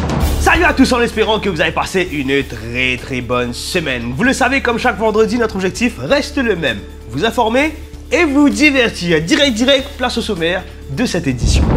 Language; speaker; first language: French; non-native, local second language; Morisyen